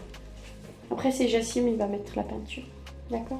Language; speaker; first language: French; native; French